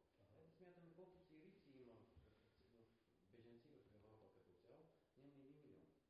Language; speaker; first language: Bulgarian; non-native, fluent; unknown